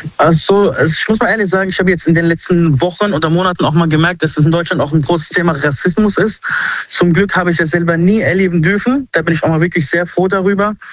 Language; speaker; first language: German; early bilingual, other home language; Arabic